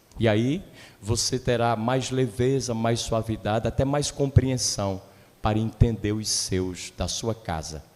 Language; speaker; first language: Portuguese; native; Portuguese